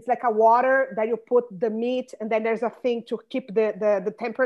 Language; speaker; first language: English; non-native, fluent; Portuguese